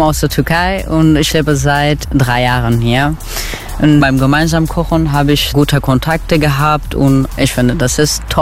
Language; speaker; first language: German; non-native, learner; Turkish